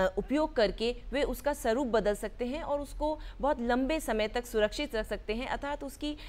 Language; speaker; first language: Hindi; native; Hindi